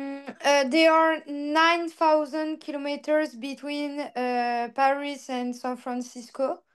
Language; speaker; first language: English; non-native, learner; French